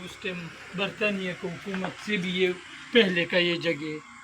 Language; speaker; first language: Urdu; non-native, local second language; Pashto